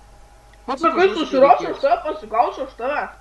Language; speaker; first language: Lithuanian; native; Lithuanian